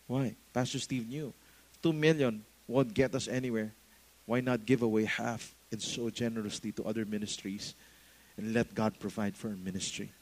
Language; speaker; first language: English; non-native, local second language; Filipino